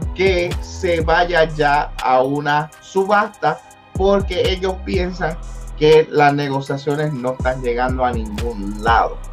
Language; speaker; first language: Spanish; early bilingual, heritage; Spanish